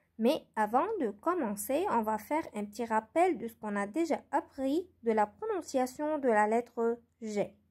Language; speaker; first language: French; non-native, local second language; Arabic